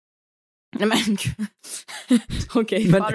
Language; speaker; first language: Swedish; native; Swedish